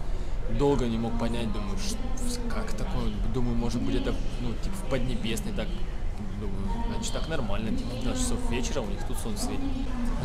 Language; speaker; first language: Russian; native; Russian